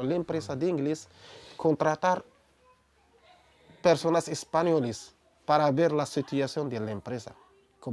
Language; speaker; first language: Spanish; non-native, learner; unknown